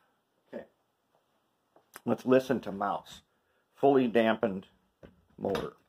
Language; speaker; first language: English; native; English